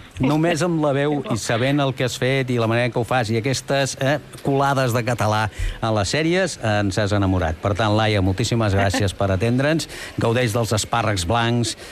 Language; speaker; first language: Catalan; native; Catalan